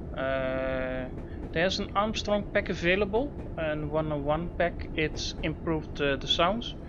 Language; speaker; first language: English; non-native, fluent; Dutch